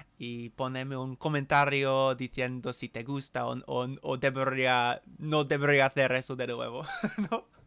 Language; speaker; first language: Spanish; non-native, learner; English